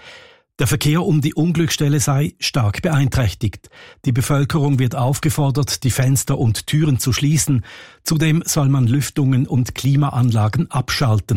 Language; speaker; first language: German; native; German